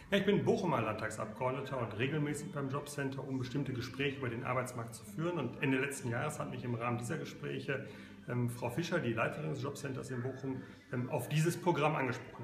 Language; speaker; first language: German; native; German